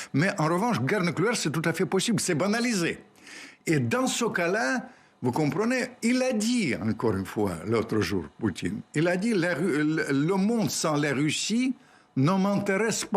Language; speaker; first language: French; non-native, fluent; Russian